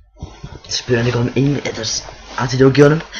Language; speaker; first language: Icelandic; native; Icelandic